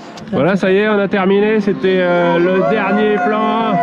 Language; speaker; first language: French; native; French